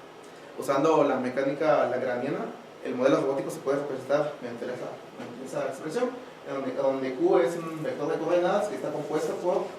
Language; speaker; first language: Spanish; native; Spanish